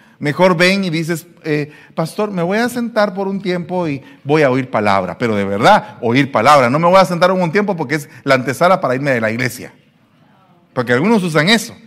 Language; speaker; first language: Spanish; native; Spanish